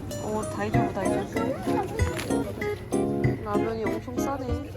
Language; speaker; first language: Korean; native; Korean